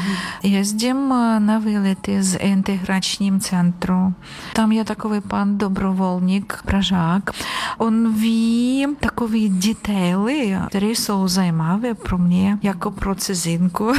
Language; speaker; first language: Czech; non-native, learner; Ukrainian